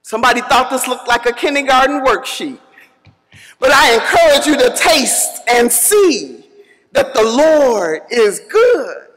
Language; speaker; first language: English; native; English